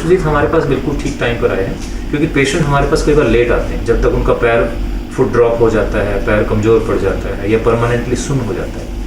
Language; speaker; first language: Hindi; native; Hindi